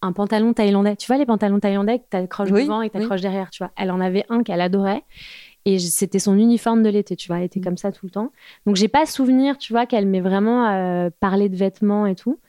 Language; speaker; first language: French; native; French